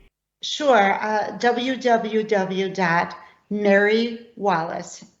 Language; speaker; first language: English; native; English